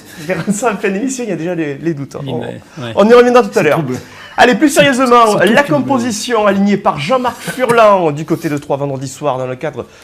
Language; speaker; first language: French; native; French